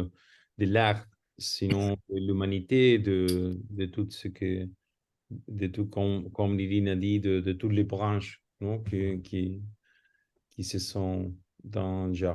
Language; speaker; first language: French; non-native, fluent; Spanish